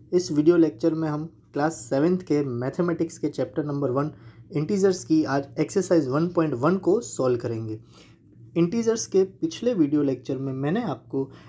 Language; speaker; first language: Hindi; non-native, local second language; Gujarati